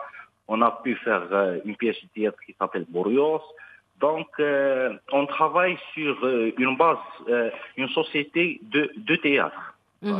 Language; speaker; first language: French; non-native, local second language; Arabic